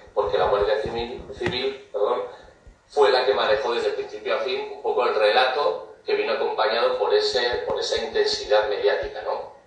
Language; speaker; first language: Spanish; native; Spanish